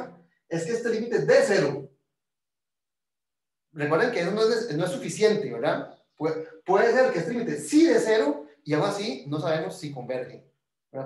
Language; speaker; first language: Spanish; native; Spanish